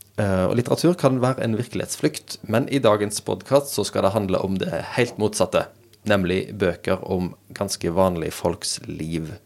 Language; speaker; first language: Norwegian; native; Norwegian